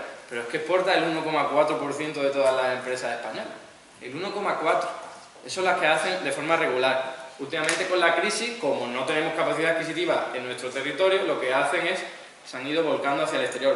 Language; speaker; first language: Spanish; native; Spanish